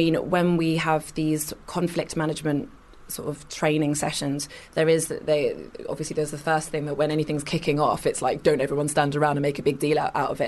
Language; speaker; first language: English; native; English